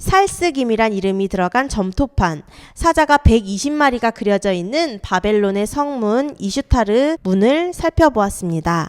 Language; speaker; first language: Korean; native; Korean